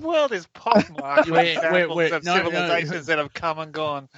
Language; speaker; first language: English; native; English